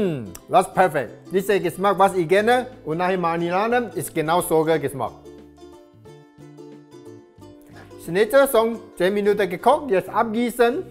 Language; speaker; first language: German; non-native, learner; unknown